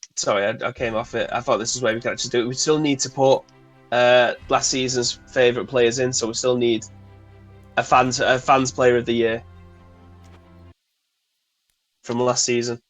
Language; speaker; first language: English; native; English